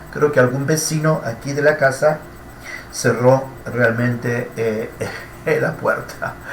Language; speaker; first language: Spanish; non-native, fluent; Portuguese